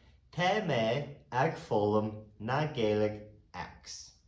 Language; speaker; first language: Irish; non-native, local second language; English